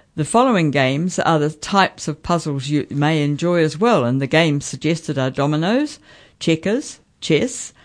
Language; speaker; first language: English; native; English